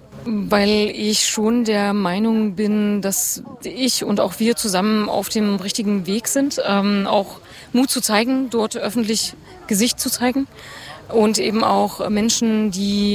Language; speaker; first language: German; native; German